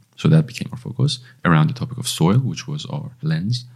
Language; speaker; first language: English; non-native, fluent; Persian